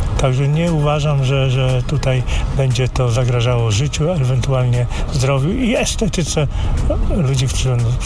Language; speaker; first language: Polish; native; Polish